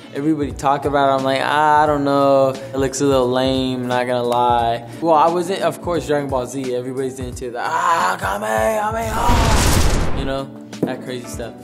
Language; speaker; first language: English; native; English